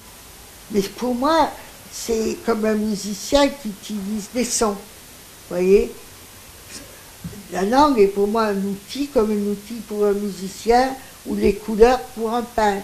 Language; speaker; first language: French; non-native, local second language; Greek